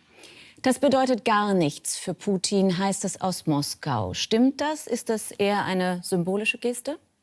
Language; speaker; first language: German; native; German